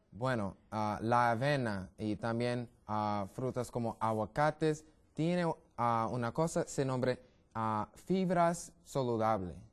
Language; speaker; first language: Spanish; non-native, learner; English